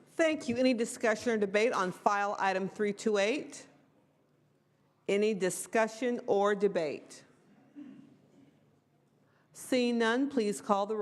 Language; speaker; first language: English; native; English